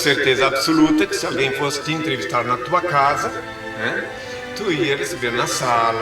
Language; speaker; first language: Portuguese; native; Portuguese